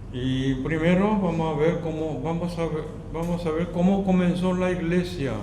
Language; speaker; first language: Spanish; non-native, learner; Korean